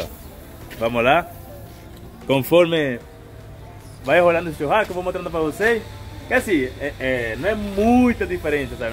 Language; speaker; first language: Portuguese; non-native, fluent; Spanish